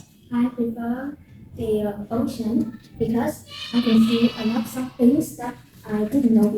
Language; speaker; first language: English; non-native, learner; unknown